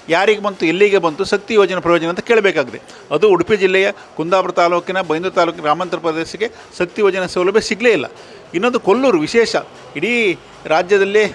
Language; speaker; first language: Kannada; native; Kannada